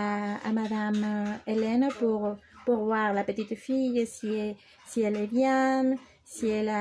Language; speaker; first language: French; non-native, learner; Spanish